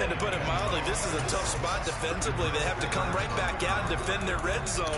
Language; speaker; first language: English; native; English